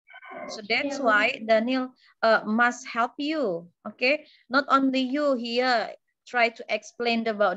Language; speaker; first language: English; non-native, fluent; Indonesian